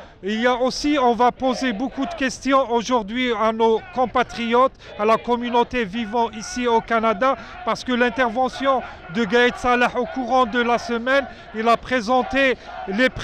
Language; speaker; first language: French; non-native, local second language; Arabic